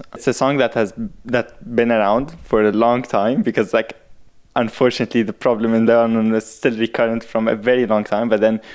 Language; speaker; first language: English; non-native, fluent; Arabic